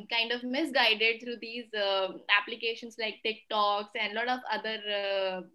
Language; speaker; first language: English; non-native, local second language; Hindi